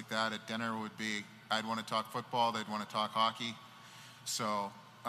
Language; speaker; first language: English; native; English